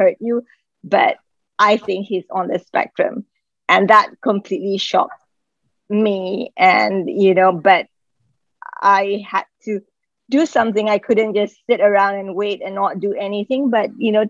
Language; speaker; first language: English; non-native, local second language; Malay